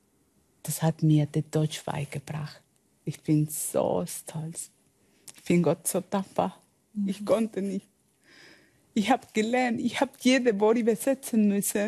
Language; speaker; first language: German; non-native, learner; Spanish